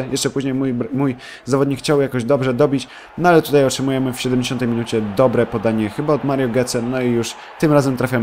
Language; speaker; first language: Polish; native; Polish